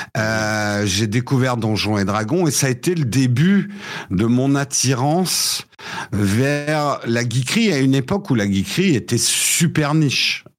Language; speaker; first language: French; early bilingual, other home language; English